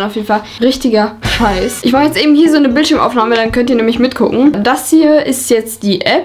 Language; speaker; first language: German; native; German